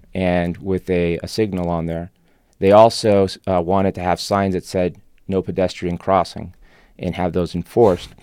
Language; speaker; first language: English; non-native, fluent; Spanish